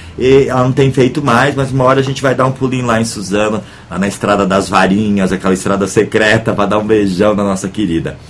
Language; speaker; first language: Portuguese; native; Portuguese